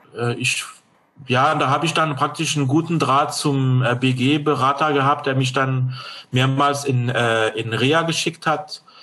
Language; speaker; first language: German; non-native, fluent; French